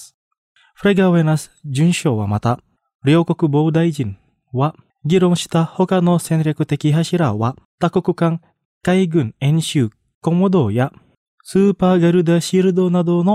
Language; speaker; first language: Japanese; non-native, fluent; Indonesian